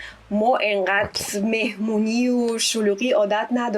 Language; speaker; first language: Persian; non-native, fluent; Russian